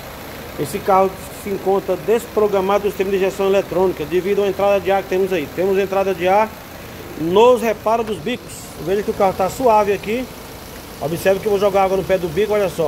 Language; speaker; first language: Portuguese; native; Portuguese